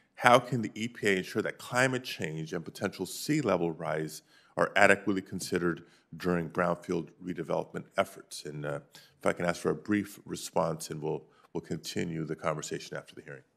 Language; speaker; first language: English; native; English